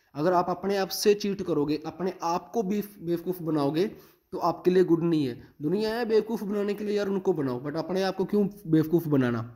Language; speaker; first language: Hindi; non-native, local second language; Punjabi